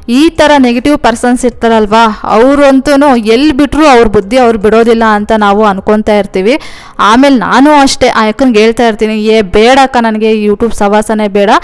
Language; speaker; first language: Kannada; native; Kannada